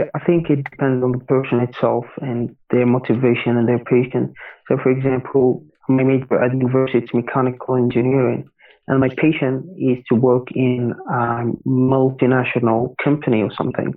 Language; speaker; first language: English; non-native, fluent; Arabic